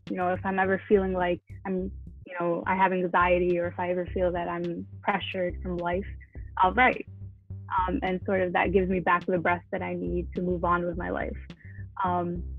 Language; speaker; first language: English; early bilingual, other home language; Arabic